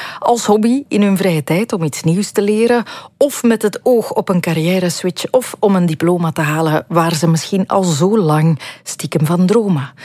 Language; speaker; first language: Dutch; native; Dutch